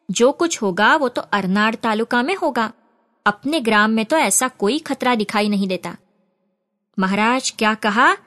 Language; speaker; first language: Hindi; non-native, local second language; Marathi